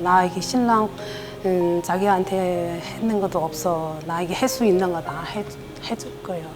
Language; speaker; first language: Korean; non-native, learner; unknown